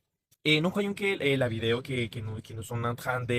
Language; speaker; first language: French; non-native, learner; Spanish